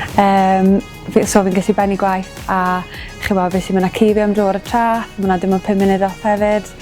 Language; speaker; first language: Welsh; native; Welsh